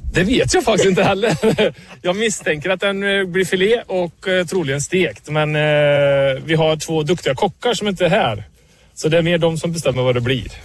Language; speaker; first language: Swedish; native; Swedish